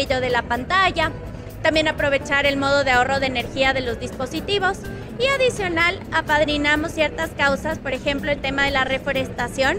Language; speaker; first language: Spanish; native; Spanish